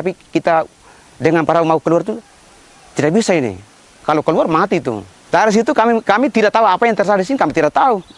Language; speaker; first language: Indonesian; non-native, local second language; Tetum